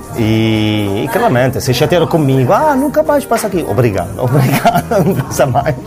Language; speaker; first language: Portuguese; non-native, fluent; Italian